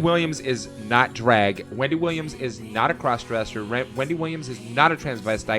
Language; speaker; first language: English; native; English